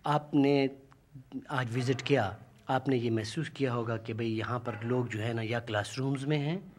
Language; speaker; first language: Urdu; non-native, local second language; Saraiki